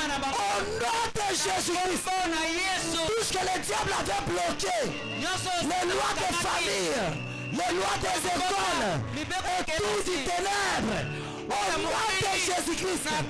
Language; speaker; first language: French; non-native, local second language; Lingala